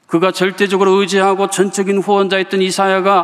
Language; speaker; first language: Korean; native; Korean